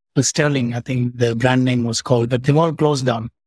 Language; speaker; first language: English; non-native, local second language; Tamil